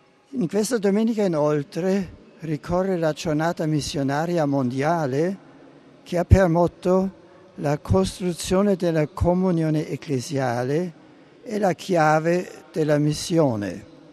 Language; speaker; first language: Italian; non-native, fluent; German